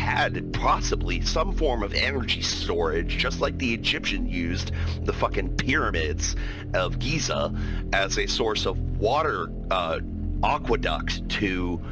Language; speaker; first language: English; native; English